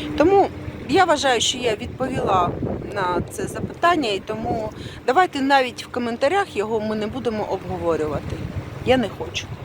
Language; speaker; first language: Ukrainian; non-native, local second language; Russian